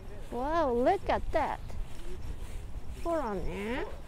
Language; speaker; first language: English; non-native, learner; Japanese